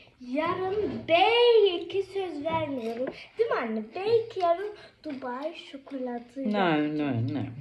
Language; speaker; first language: Turkish; early bilingual, heritage; Turkish